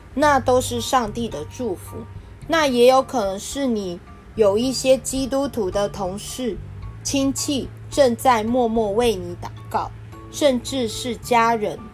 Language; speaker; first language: Chinese; native; Chinese